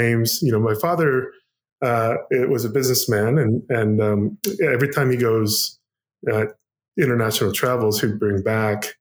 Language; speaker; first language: English; non-native, fluent; Korean